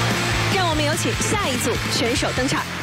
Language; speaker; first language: Chinese; native; Chinese